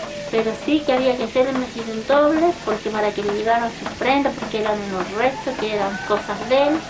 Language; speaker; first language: Spanish; native; Spanish